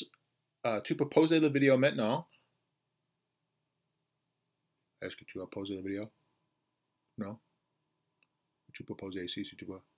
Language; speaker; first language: French; non-native, fluent; English